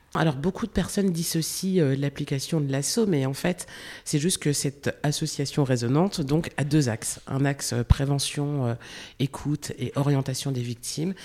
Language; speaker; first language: French; native; French